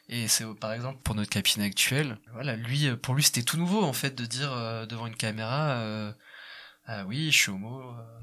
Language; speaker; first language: French; native; French